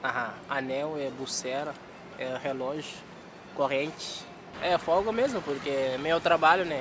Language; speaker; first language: Portuguese; non-native, learner; Wolof